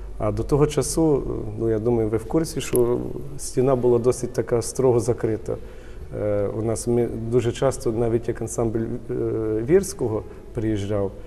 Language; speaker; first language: Ukrainian; early bilingual, heritage; Ukrainian